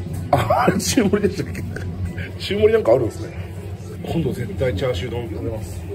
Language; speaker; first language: Japanese; native; Japanese